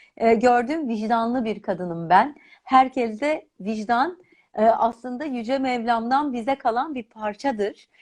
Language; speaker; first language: Turkish; native; Turkish